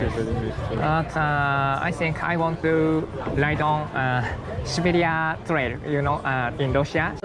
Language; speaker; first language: English; non-native, learner; Japanese